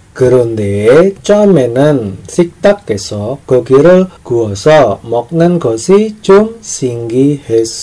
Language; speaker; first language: Korean; non-native, fluent; Indonesian